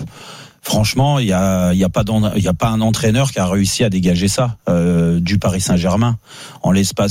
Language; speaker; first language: French; native; French